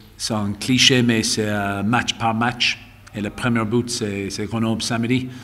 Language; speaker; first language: French; non-native, fluent; English